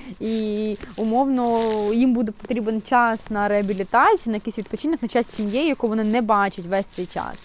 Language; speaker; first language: Ukrainian; non-native, local second language; Russian